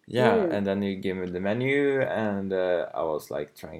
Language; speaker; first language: English; non-native, fluent; Swedish